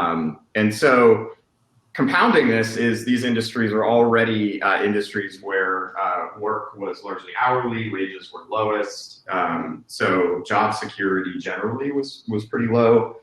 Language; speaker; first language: English; native; English